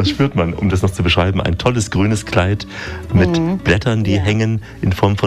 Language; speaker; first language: German; native; German